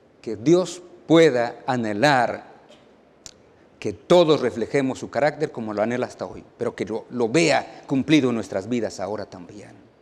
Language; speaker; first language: Spanish; native; Spanish